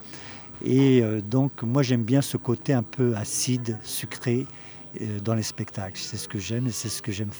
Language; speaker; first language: French; early bilingual, other home language; Kabyle